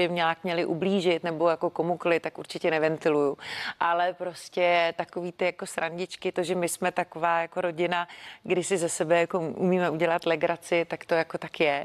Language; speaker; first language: Czech; native; Czech